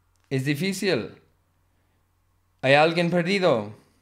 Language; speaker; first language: Spanish; non-native, learner; English